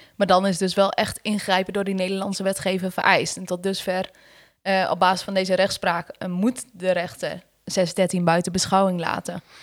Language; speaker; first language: Dutch; native; Dutch